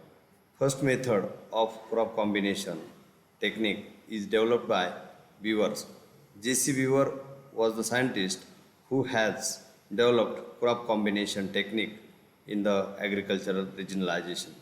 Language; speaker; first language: English; non-native, local second language; Marathi